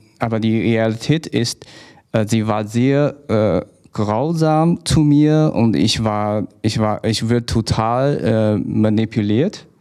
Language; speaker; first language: German; non-native, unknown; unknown